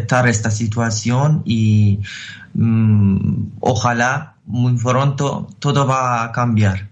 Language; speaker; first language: Spanish; non-native, fluent; Persian